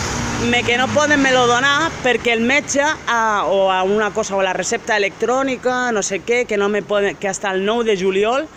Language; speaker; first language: Catalan; non-native, fluent; French